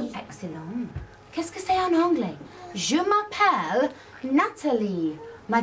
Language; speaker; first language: French; non-native, fluent; English